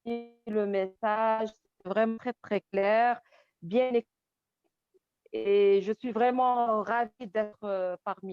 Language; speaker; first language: French; non-native, local second language; Arabic